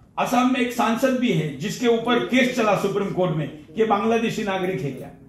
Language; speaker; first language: Hindi; non-native, local second language; Marathi